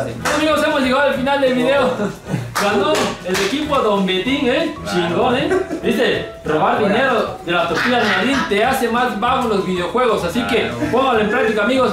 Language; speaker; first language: Spanish; native; Spanish